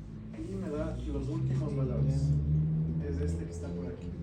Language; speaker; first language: Spanish; native; Spanish